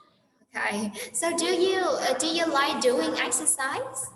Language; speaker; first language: English; non-native, fluent; Vietnamese